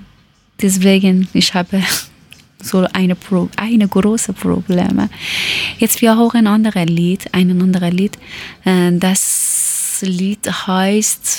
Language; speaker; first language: German; non-native, learner; Persian